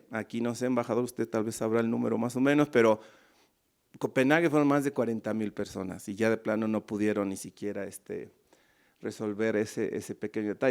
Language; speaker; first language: Spanish; native; Spanish